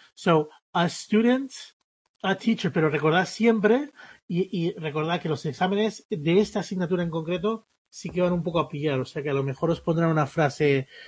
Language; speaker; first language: Spanish; early bilingual, other home language; English